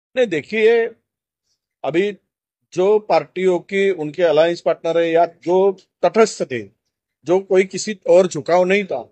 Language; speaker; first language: Hindi; non-native, local second language; Marathi